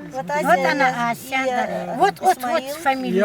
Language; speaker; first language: Russian; non-native, local second language; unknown